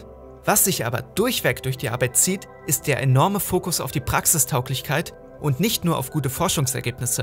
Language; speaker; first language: German; native; German